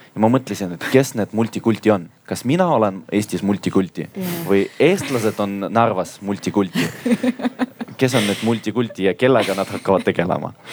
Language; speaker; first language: Estonian; non-native, local second language; Russian